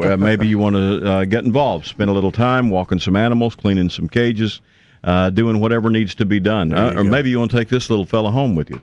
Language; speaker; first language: English; native; English